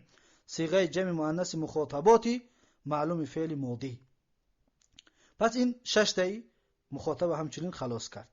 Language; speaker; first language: Persian; native; Persian